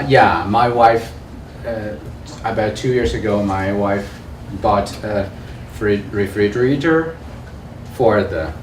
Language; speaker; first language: English; non-native, learner; Chinese